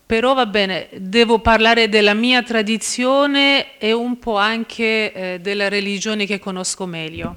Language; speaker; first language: Italian; non-native, fluent; Persian